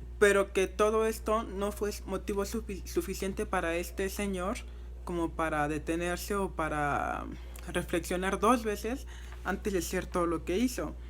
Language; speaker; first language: Spanish; non-native, fluent; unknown